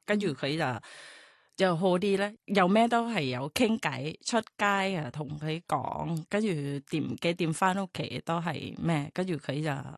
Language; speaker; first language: Chinese; non-native, fluent; Thai